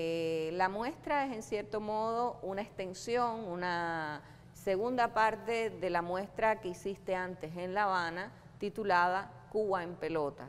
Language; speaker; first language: Spanish; native; Spanish